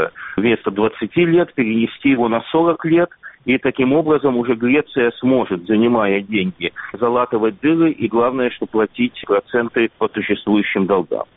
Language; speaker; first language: Russian; native; Russian